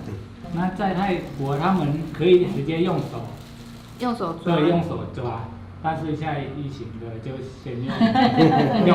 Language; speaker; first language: Chinese; non-native, fluent; Thai